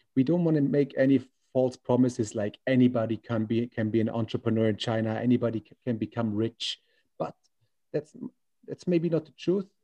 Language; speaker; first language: English; non-native, fluent; German